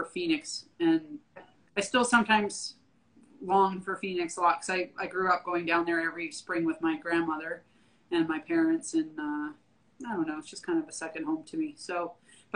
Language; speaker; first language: English; native; English